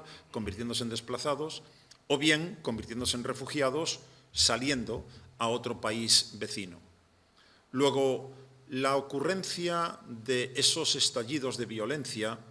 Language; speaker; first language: Spanish; native; Spanish